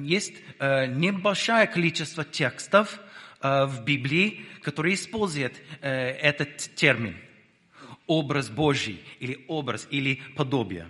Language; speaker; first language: Russian; non-native, fluent; English